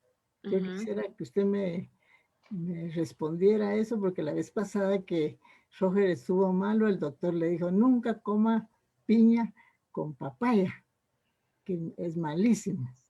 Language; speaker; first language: Spanish; native; Spanish